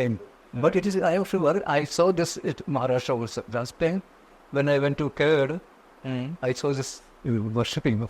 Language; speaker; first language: English; non-native, local second language; Konkani